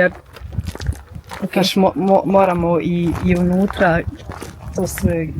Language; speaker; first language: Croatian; non-native, fluent; German